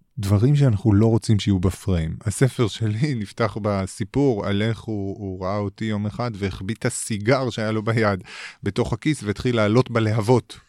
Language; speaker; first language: Hebrew; native; Hebrew